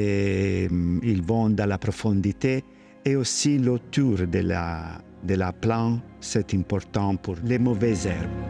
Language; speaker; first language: French; non-native, learner; Italian